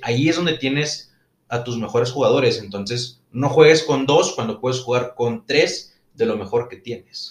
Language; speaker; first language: Spanish; native; Spanish